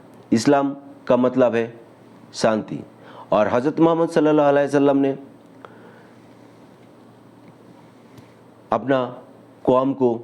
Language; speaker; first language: Hindi; non-native, local second language; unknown